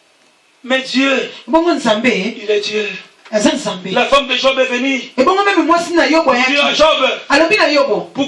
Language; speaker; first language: French; non-native, local second language; Lingala